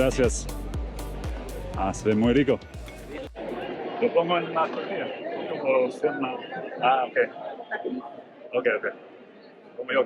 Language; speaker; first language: Spanish; non-native, learner; English